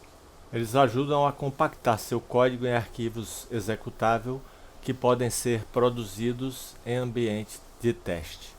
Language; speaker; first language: Portuguese; native; Portuguese